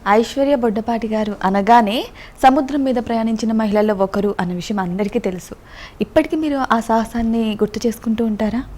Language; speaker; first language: Telugu; native; Telugu